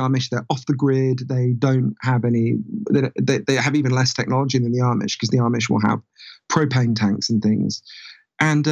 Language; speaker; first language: English; native; English